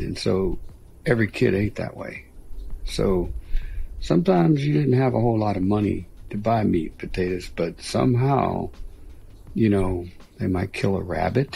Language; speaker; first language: English; native; English